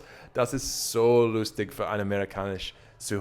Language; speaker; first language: German; non-native, learner; English